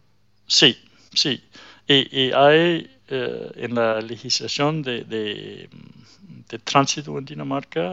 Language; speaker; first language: Spanish; non-native, fluent; Danish